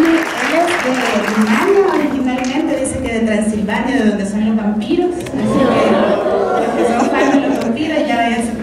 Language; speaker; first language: Spanish; native; Spanish